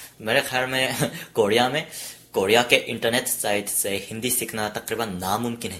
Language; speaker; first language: Hindi; non-native, fluent; Korean